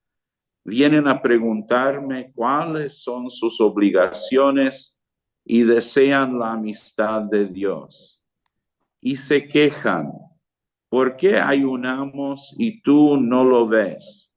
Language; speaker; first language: Spanish; non-native, fluent; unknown